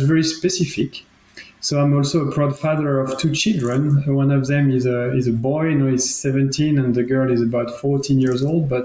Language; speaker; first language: English; non-native, fluent; French